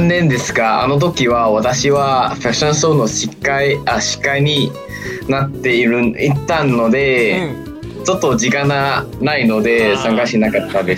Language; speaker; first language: Japanese; non-native, fluent; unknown